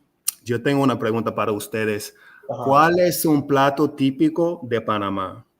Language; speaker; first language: Spanish; non-native, fluent; English